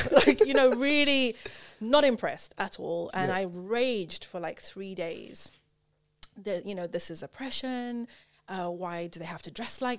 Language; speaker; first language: English; native; English